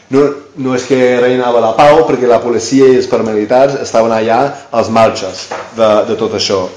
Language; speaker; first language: Catalan; non-native, fluent; English